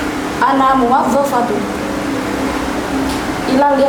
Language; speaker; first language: Arabic; non-native, learner; Indonesian